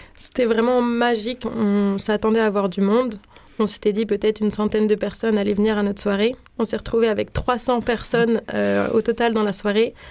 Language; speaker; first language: French; native; French